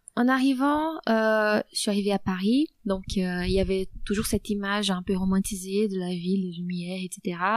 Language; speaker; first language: French; non-native, fluent; Portuguese